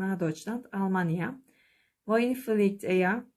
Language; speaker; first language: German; non-native, fluent; Turkish